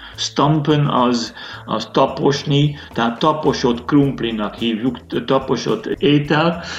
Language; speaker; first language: Hungarian; non-native, fluent; Dutch